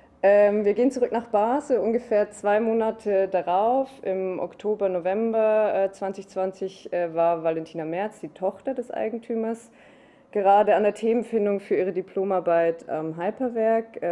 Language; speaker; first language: German; native; German